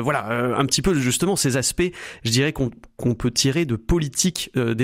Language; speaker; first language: French; native; French